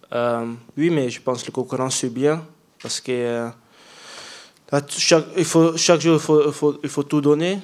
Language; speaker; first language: French; non-native, learner; Dutch